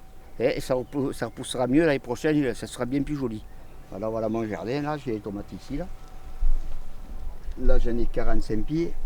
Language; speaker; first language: French; native; French